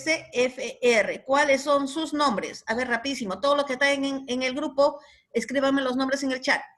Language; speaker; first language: Spanish; native; Spanish